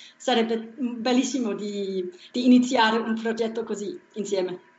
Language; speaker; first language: Italian; non-native, fluent; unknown